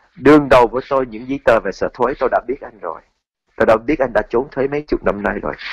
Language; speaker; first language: Vietnamese; early bilingual, heritage; Vietnamese